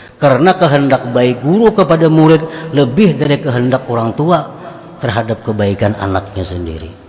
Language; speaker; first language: Indonesian; non-native, local second language; Banjar